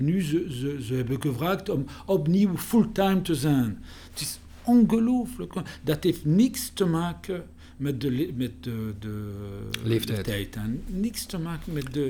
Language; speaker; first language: Dutch; non-native, learner; French